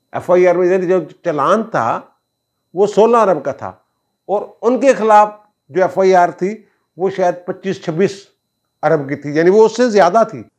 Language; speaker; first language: Urdu; non-native, local second language; Punjabi